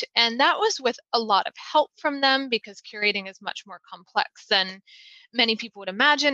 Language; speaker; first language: English; native; English